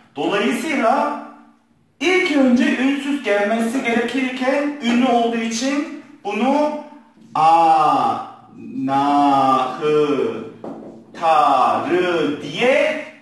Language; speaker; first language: Turkish; non-native, fluent; Korean